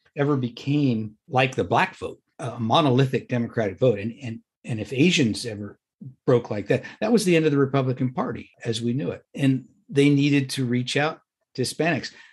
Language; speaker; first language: English; native; English